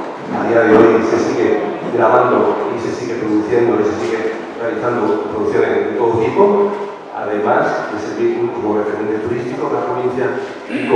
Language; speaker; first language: Spanish; native; Spanish